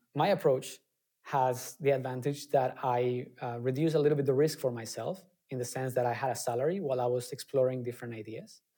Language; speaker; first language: English; non-native, fluent; Spanish